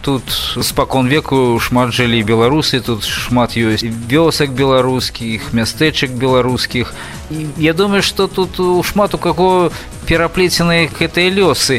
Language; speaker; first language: Belarusian; native; Belarusian